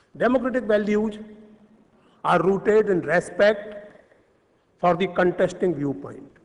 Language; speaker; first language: English; non-native, local second language; Hindi